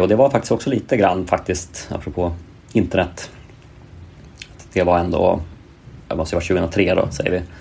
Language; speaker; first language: Swedish; native; Swedish